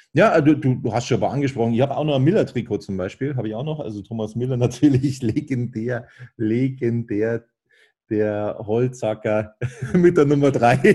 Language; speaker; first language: German; native; German